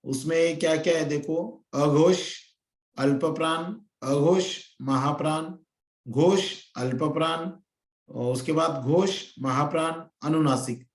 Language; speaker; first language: Hindi; non-native, local second language; Marathi